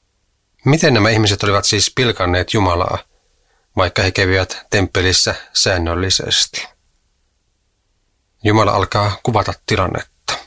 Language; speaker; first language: Finnish; native; Finnish